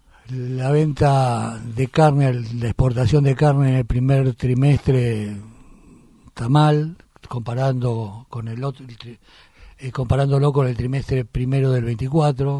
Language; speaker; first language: Spanish; native; Spanish